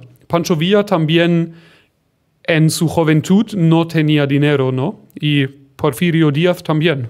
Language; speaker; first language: Spanish; non-native, fluent; German